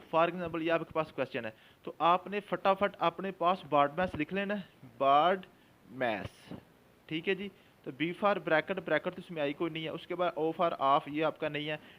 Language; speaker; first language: Urdu; non-native, local second language; Punjabi